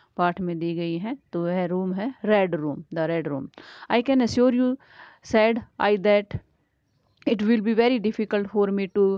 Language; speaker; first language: Hindi; native; Hindi